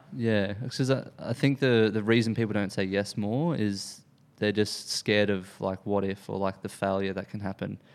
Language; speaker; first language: English; native; English